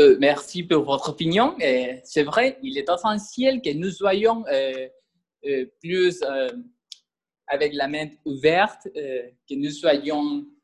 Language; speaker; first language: French; non-native, learner; Spanish